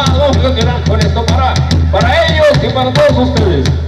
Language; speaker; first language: Spanish; native; Spanish